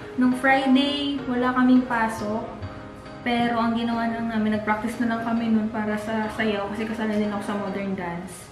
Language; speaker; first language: Filipino; non-native, local second language; Bikol